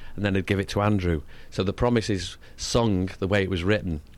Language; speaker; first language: English; native; English